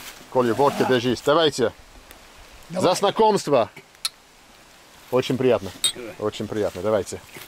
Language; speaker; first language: Russian; non-native, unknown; English